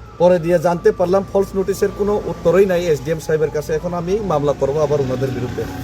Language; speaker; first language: Bangla; non-native, local second language; Kok Borok